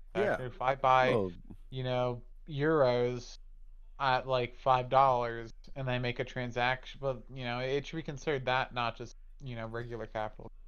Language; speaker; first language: English; native; English